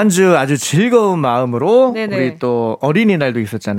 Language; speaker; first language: Korean; native; Korean